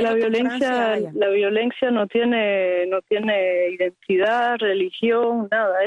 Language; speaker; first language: Spanish; early bilingual, heritage; Spanish